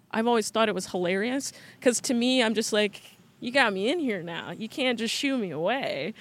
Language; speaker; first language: English; native; English